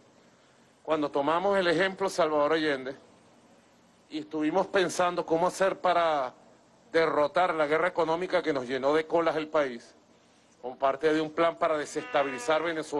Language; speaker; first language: Spanish; native; Spanish